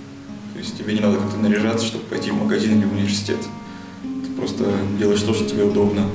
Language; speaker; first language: Russian; native; Russian